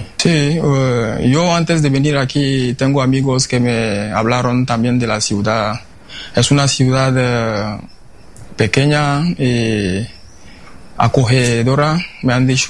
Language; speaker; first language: Spanish; non-native, fluent; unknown